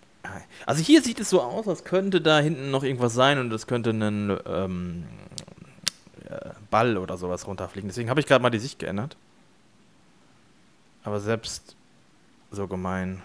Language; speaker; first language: German; native; German